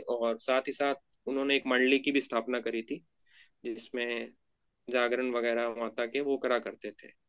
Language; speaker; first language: Hindi; native; Hindi